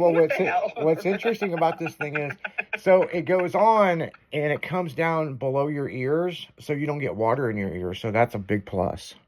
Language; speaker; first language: English; native; English